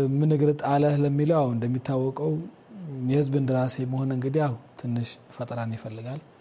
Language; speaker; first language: Amharic; non-native, local second language; Somali